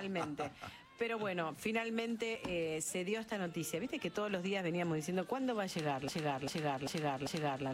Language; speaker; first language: Spanish; native; Spanish